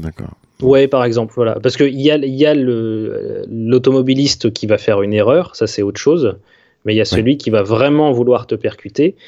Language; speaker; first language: French; native; French